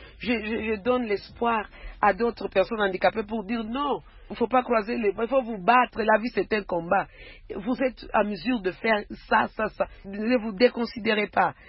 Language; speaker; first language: French; non-native, local second language; Swahili